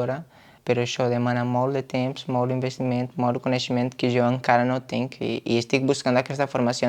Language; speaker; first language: Catalan; non-native, fluent; Portuguese